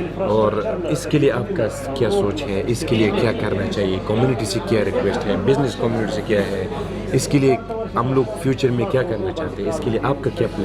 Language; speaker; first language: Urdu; non-native, local second language; Pashto